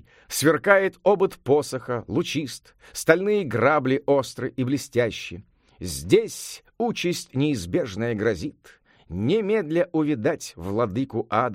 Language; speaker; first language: Russian; native; Russian